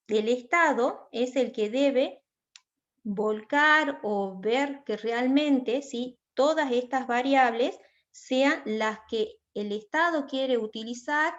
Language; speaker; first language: Spanish; native; Spanish